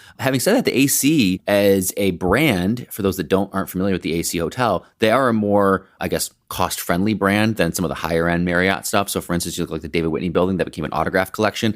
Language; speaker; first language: English; native; English